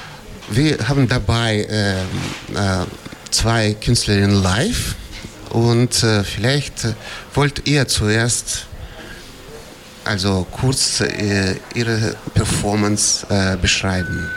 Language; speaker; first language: German; non-native, fluent; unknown